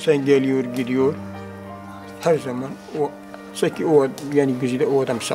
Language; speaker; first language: Turkish; non-native, local second language; Kurdish